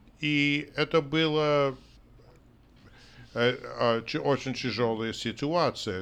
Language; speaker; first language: Russian; non-native, fluent; English